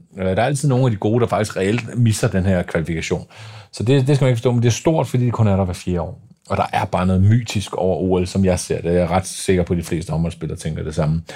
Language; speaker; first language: Danish; native; Danish